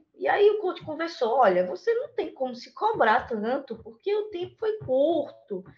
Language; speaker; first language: Portuguese; native; Portuguese